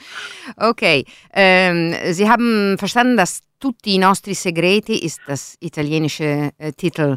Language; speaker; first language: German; non-native, fluent; Italian